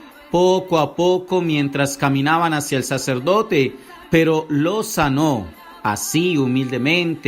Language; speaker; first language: Spanish; native; Spanish